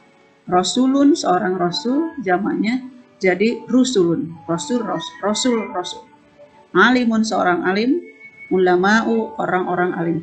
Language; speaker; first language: Indonesian; native; Indonesian